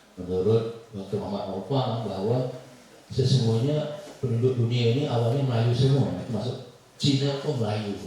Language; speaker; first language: Malay; native; Malay